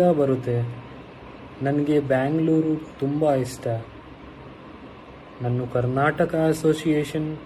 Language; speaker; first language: Kannada; non-native, learner; Hindi